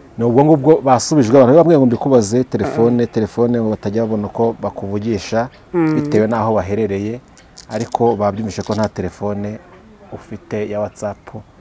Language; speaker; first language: Kinyarwanda; native; Kinyarwanda